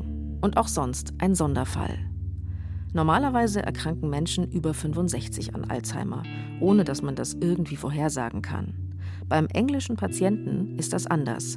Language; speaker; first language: German; native; German